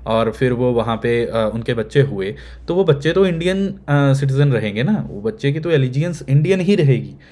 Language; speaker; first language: Hindi; native; Hindi